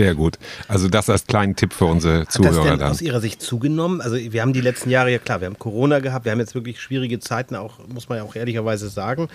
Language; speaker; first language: German; native; German